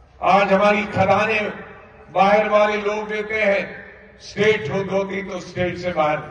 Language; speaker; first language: Urdu; non-native, local second language; Kashmiri